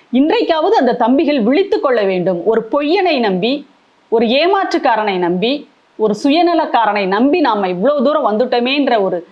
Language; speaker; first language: Tamil; native; Tamil